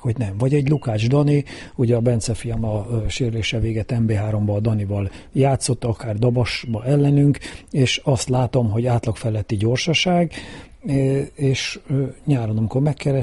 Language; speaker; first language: Hungarian; native; Hungarian